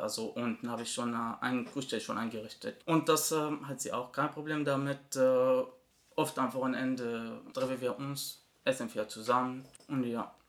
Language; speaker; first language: German; non-native, learner; Arabic